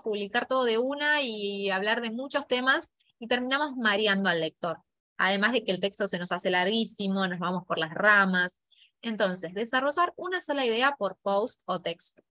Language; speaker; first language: Spanish; native; Spanish